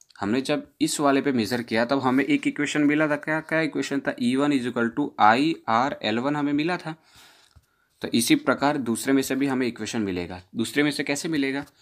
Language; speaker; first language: Hindi; non-native, local second language; Gujarati